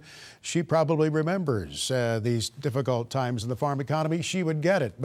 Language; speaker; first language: English; native; English